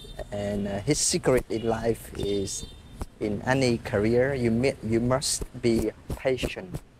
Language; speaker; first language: English; non-native, fluent; Vietnamese